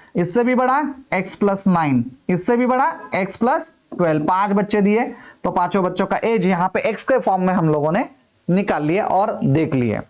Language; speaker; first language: Hindi; non-native, local second language; Marathi